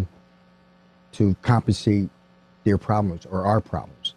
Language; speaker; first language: English; native; English